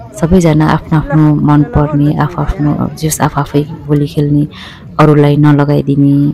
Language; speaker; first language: Nepali; non-native, local second language; Eastern Tamang